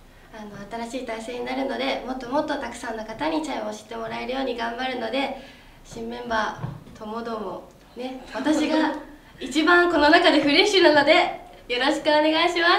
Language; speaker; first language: Japanese; native; Japanese